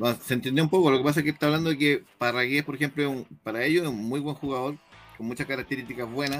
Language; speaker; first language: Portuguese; non-native, learner; Spanish